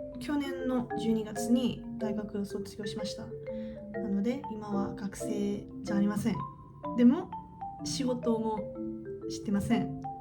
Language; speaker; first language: Japanese; non-native, learner; English